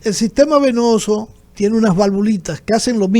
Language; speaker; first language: Spanish; native; Spanish